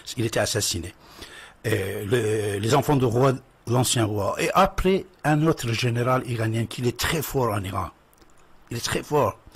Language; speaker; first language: French; non-native, fluent; Persian